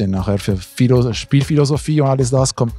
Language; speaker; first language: German; non-native, local second language; French